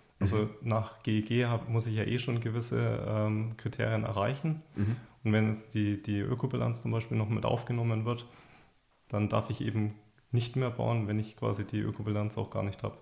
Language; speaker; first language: German; native; German